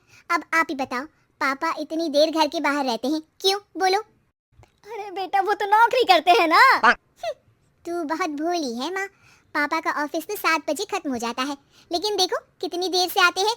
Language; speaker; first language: Hindi; native; Hindi